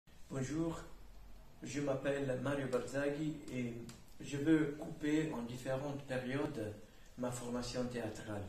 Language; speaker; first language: French; non-native, fluent; Italian